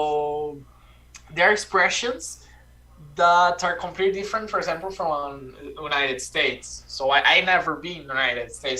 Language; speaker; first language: English; non-native, fluent; Portuguese